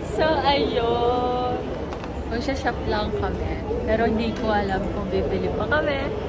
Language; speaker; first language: Filipino; early bilingual, heritage; Japanese